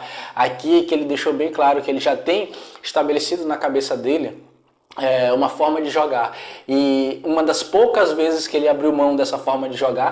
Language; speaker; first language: Portuguese; native; Portuguese